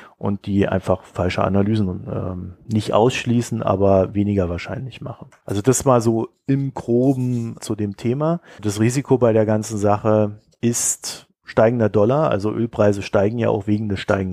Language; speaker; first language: German; native; German